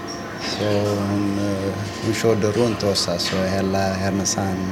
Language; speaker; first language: Swedish; non-native, learner; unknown